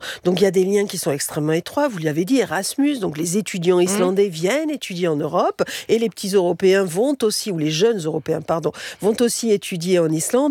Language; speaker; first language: French; native; French